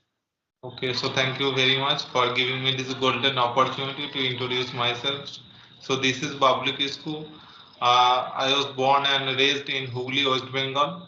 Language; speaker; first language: English; non-native, learner; Bangla